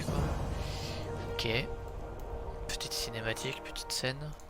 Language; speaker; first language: French; native; French